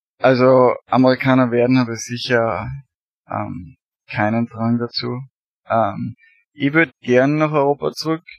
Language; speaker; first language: German; native; German